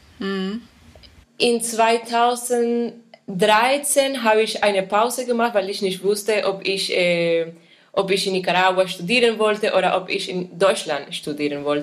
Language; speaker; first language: German; non-native, fluent; Spanish